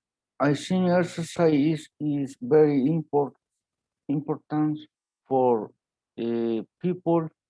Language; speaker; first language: English; non-native, learner; Spanish